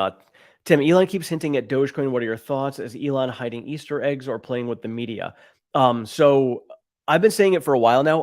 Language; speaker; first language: English; native; English